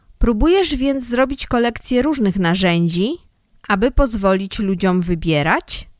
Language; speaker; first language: Polish; non-native, fluent; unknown